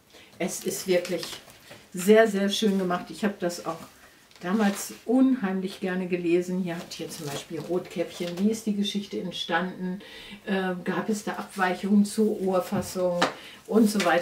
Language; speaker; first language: German; native; German